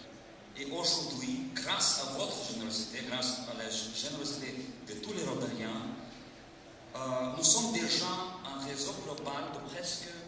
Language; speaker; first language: French; non-native, fluent; Lithuanian